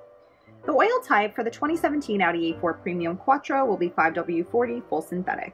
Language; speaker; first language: English; native; English